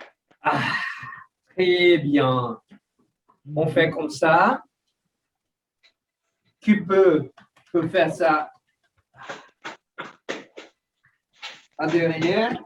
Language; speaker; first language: French; non-native, learner; Portuguese